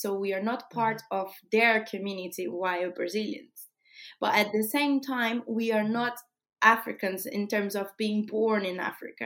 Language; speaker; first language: English; non-native, fluent; Portuguese